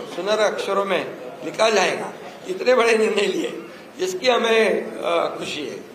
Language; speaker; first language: Hindi; non-native, local second language; Marathi